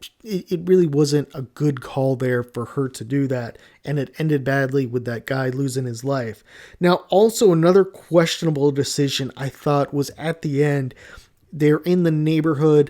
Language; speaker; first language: English; native; English